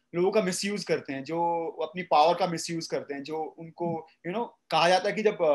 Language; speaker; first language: Hindi; native; Hindi